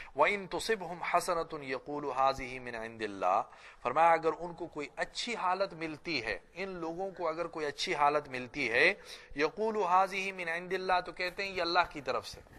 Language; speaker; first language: Urdu; non-native, local second language; Pashto